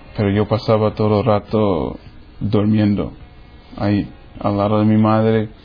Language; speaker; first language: Spanish; non-native, fluent; English